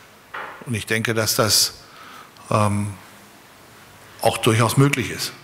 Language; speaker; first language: German; native; German